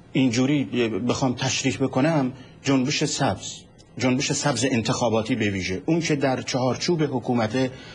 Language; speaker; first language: Persian; non-native, local second language; Central Kurdish